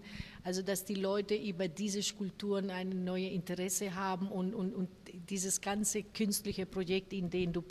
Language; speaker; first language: German; non-native, fluent; Spanish